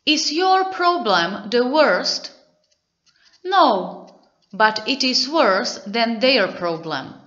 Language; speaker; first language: English; non-native, fluent; Czech